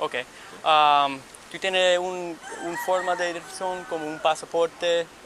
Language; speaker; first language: Spanish; early bilingual, heritage; Spanish